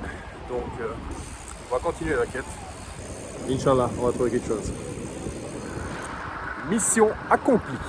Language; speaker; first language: French; native; French